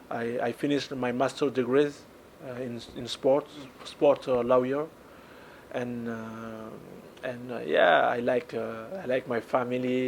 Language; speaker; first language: English; non-native, learner; French